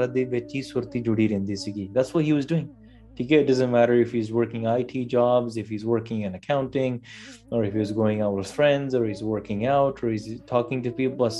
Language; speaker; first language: English; early bilingual, other home language; Punjabi